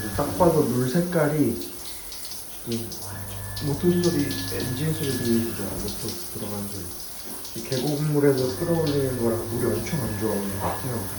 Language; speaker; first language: Korean; native; Korean